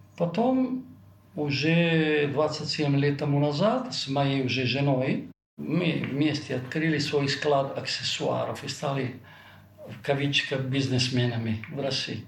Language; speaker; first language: Russian; non-native, fluent; Italian